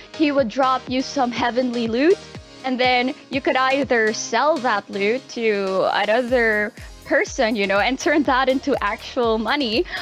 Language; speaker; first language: English; non-native, local second language; Filipino